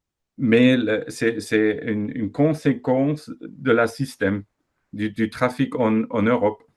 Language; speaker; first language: French; non-native, fluent; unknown